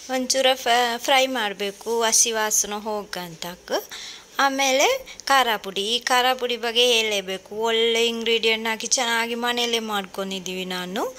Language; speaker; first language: Kannada; non-native, fluent; Sinhala